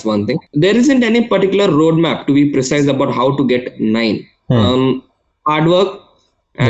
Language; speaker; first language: English; non-native, local second language; Telugu